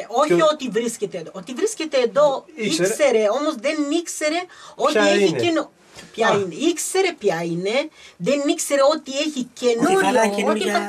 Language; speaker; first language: Greek; early bilingual, heritage; Greek